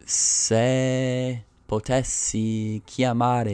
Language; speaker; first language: Italian; non-native, fluent; English